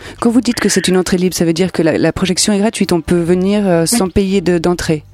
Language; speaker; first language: French; native; French